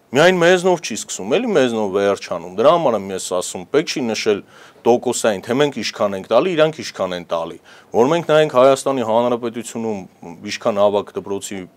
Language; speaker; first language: Armenian; native; Armenian